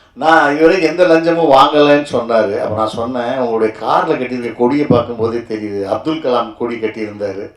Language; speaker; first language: Tamil; native; Tamil